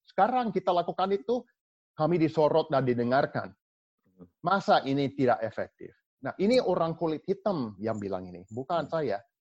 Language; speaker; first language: Indonesian; non-native, fluent; English